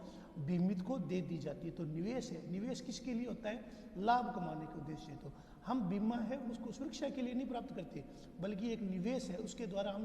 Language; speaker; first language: Hindi; native; Hindi